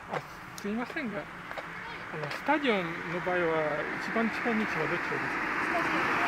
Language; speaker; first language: Japanese; non-native, learner; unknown